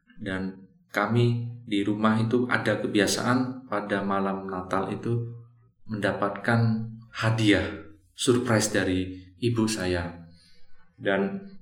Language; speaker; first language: Indonesian; native; Indonesian